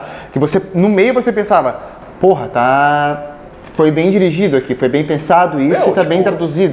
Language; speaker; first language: Portuguese; native; Portuguese